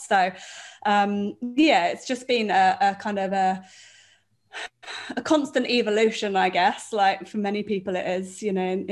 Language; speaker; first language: English; native; English